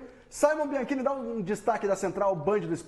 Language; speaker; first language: Portuguese; native; Portuguese